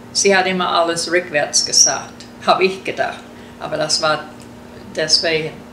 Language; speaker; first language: German; early bilingual, heritage; German